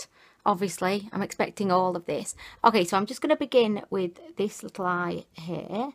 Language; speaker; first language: English; native; English